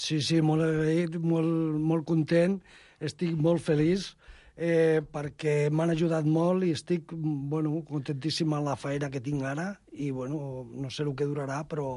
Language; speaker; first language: Catalan; non-native, local second language; Spanish